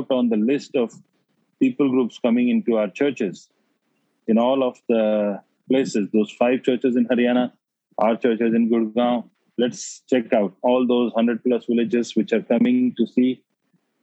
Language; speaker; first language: English; non-native, local second language; Hindi